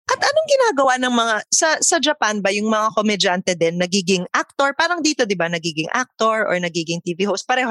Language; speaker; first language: Filipino; native; Filipino